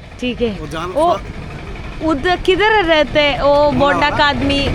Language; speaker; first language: Hindi; non-native, local second language; Malayalam